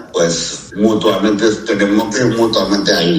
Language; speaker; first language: Spanish; non-native, fluent; Chinese